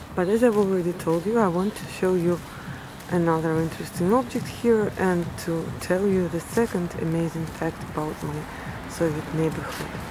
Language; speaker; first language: English; non-native, fluent; Russian